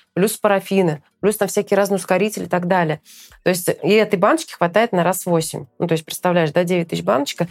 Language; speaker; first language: Russian; native; Russian